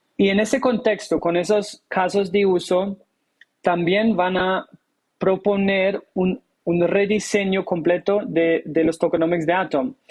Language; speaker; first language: Spanish; non-native, fluent; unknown